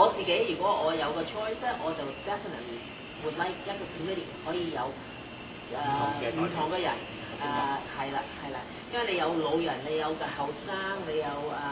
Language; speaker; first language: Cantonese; early bilingual, heritage; Cantonese